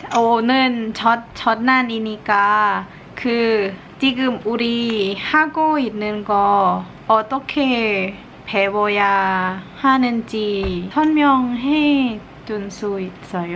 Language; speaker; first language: Korean; non-native, learner; Thai